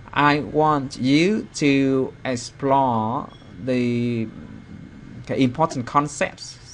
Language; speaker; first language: English; non-native, fluent; Vietnamese